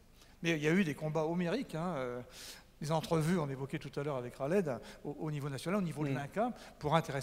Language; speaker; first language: French; native; French